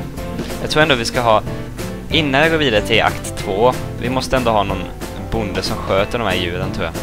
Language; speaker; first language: Swedish; native; Swedish